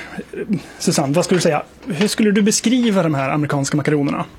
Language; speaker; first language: Swedish; native; Swedish